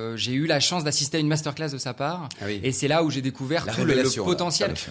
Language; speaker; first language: French; native; French